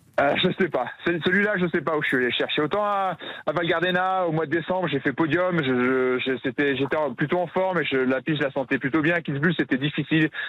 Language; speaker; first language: French; native; French